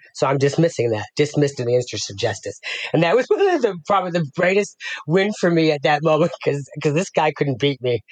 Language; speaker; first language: English; native; English